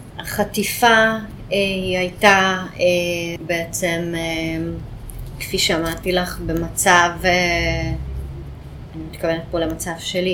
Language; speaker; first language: Hebrew; non-native, fluent; Hungarian